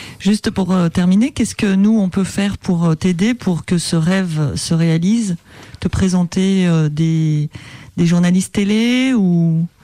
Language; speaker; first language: French; native; French